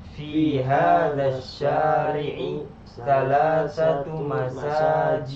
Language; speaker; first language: Arabic; non-native, learner; Indonesian